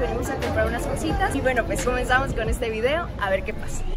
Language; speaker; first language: Spanish; native; Spanish